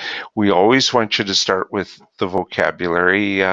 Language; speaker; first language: English; native; English